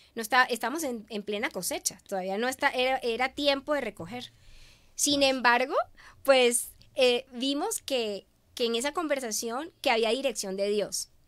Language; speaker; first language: Spanish; native; Spanish